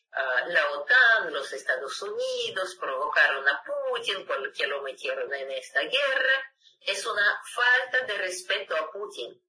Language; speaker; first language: Spanish; non-native, fluent; Russian